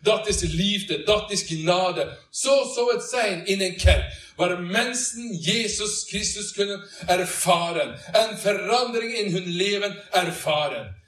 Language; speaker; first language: Dutch; non-native, learner; Norwegian